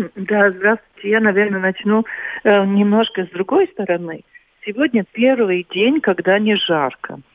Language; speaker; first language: Russian; non-native, local second language; Latvian